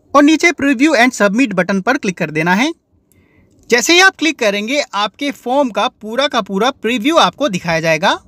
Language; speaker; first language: Hindi; native; Hindi